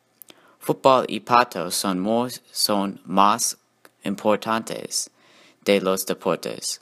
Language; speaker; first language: Spanish; non-native, learner; English